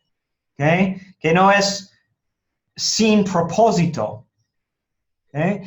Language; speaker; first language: Spanish; non-native, fluent; English